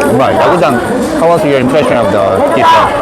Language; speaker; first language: English; non-native, learner; Korean